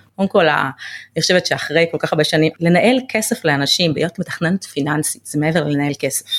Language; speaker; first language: Hebrew; native; Hebrew